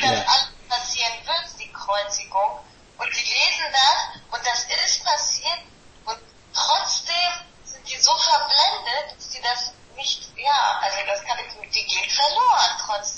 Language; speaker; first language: German; native; German